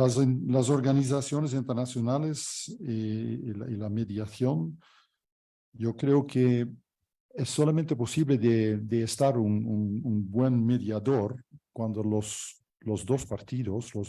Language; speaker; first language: Spanish; non-native, fluent; Dutch